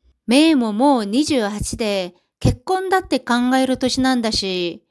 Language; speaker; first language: Japanese; non-native, fluent; Korean